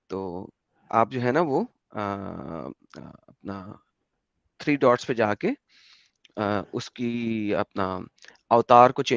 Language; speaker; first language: Hindi; native; Hindi